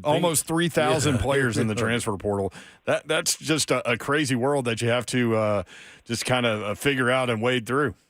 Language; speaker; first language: English; native; English